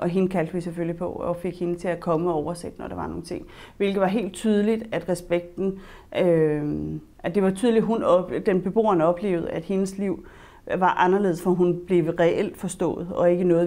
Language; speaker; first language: Danish; native; Danish